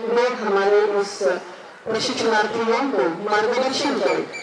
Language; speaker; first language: Hindi; non-native, local second language; Marathi